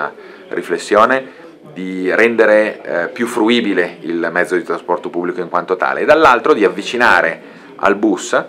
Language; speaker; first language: Italian; native; Italian